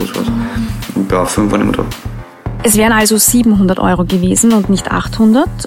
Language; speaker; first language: German; native; German